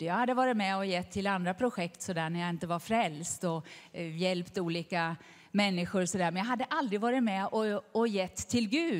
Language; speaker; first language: Swedish; native; Swedish